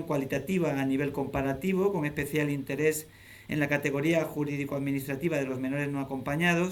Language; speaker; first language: Spanish; native; Spanish